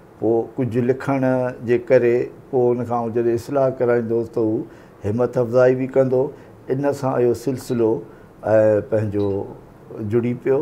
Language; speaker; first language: Sindhi; native; Sindhi